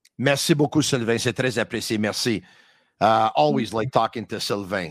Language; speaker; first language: French; non-native, local second language; English